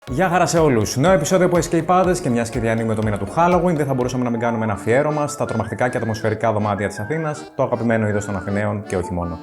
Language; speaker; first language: Greek; native; Greek